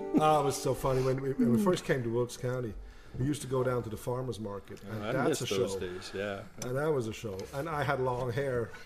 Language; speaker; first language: English; non-native, fluent; German